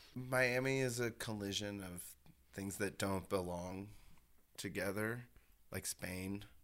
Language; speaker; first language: English; native; English